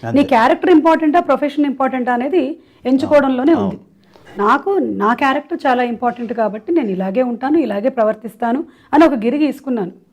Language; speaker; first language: Telugu; non-native, local second language; Malayalam